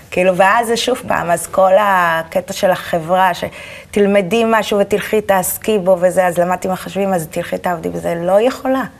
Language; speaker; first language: Hebrew; native; Hebrew